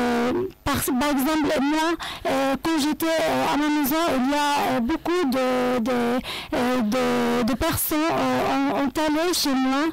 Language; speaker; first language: French; non-native, learner; Arabic